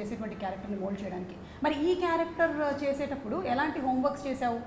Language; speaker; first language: Telugu; native; Telugu